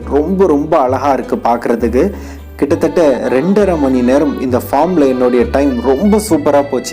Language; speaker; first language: Tamil; native; Tamil